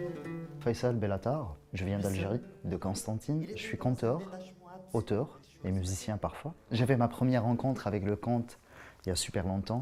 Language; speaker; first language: French; non-native, local second language; Arabic